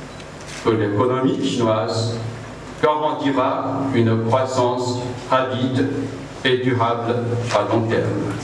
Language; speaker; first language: French; non-native, fluent; Chinese